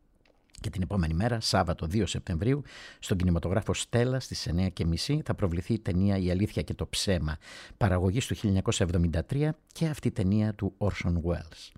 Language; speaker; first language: Greek; native; Greek